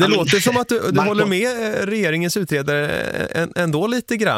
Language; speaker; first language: Swedish; native; Swedish